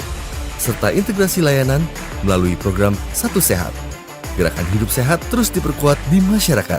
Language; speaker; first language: Indonesian; native; Indonesian